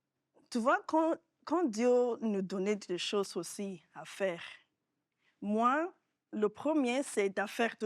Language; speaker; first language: French; non-native, fluent; Yoruba